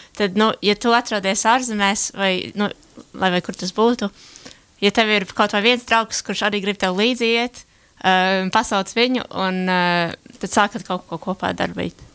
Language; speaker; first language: Latvian; early bilingual, heritage; Latvian